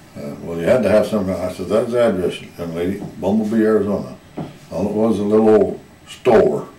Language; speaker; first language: English; native; English